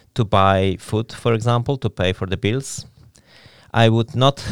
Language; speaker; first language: English; non-native, fluent; Polish